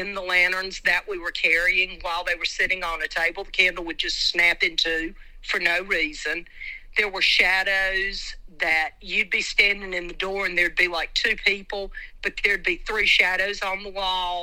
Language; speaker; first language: English; native; English